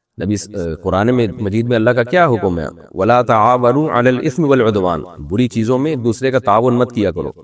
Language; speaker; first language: Urdu; native; Urdu